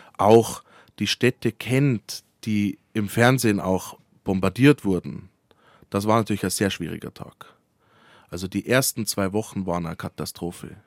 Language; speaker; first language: German; early bilingual, other home language; Slovak